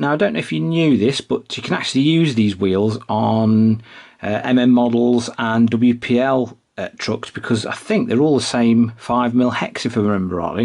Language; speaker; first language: English; native; English